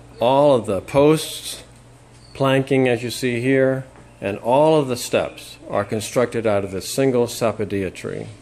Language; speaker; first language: English; native; English